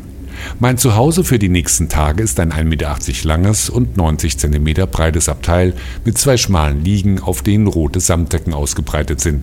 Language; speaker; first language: German; native; German